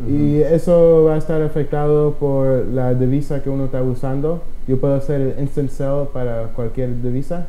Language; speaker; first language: Spanish; early bilingual, heritage; Spanish